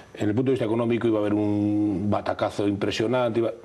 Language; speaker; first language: Spanish; native; Spanish